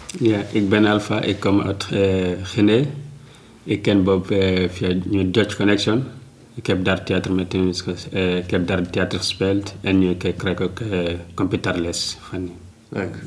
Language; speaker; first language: Dutch; non-native, learner; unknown